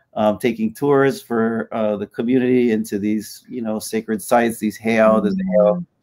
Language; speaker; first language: English; native; English